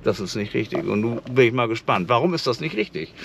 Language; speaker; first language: German; native; German